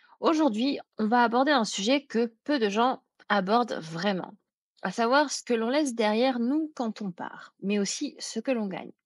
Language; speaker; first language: French; native; French